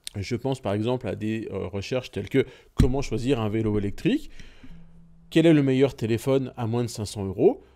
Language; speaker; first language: French; native; French